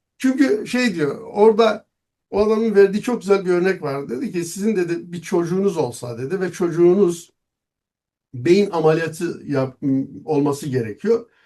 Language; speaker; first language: Turkish; non-native, local second language; Kurdish